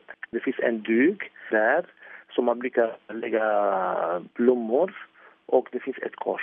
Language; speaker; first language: Swedish; non-native, fluent; Arabic